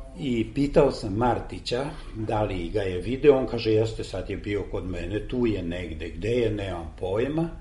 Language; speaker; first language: Serbian; non-native, local second language; Hungarian